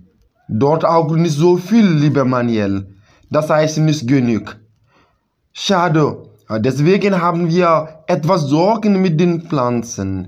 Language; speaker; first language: German; non-native, fluent; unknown